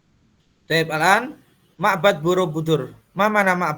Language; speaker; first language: Arabic; non-native, fluent; Indonesian